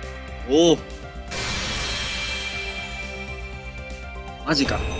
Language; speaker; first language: Japanese; native; Japanese